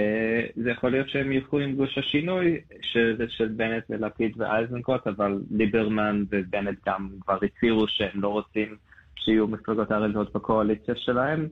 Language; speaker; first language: Hebrew; non-native, fluent; English